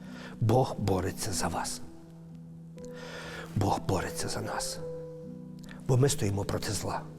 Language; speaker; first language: Ukrainian; native; Ukrainian